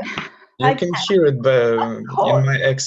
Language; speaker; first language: English; non-native, learner; Russian